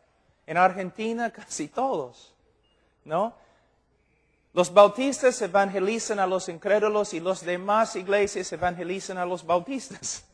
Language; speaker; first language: Spanish; non-native, fluent; English